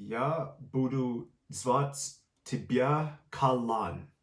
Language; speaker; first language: Russian; non-native, learner; English